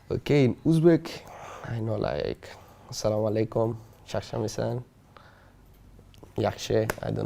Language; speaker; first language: English; non-native, learner; Spanish